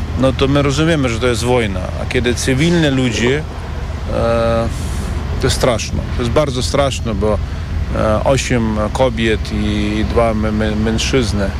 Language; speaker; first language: Polish; non-native, learner; Ukrainian